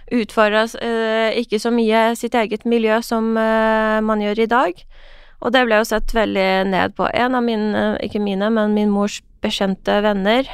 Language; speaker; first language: Norwegian; non-native, fluent; Persian